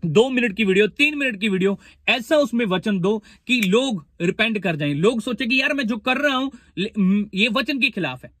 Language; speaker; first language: Hindi; non-native, local second language; Punjabi